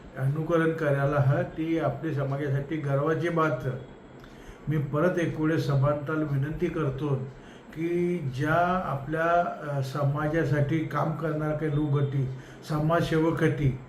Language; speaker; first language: Marathi; non-native, local second language; Bhili